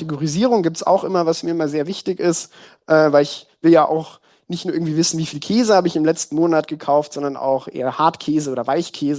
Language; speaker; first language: German; native; German